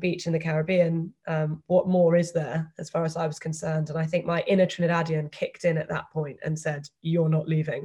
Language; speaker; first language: English; native; English